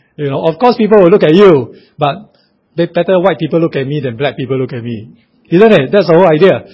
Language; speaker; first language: English; non-native, local second language; Chinese